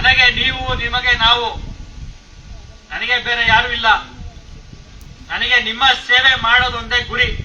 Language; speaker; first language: Kannada; native; Kannada